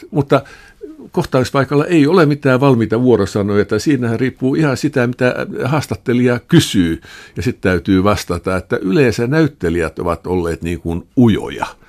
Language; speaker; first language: Finnish; non-native, local second language; Swedish